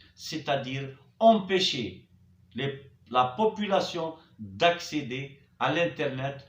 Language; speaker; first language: French; non-native, local second language; Arabic